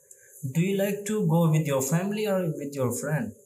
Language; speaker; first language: English; non-native, learner; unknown